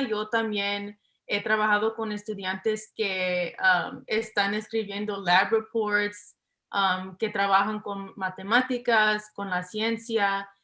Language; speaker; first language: Spanish; early bilingual, heritage; English